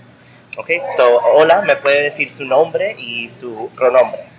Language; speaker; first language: Spanish; early bilingual, heritage; English